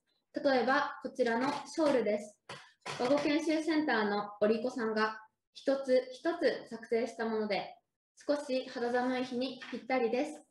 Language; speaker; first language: Japanese; native; Japanese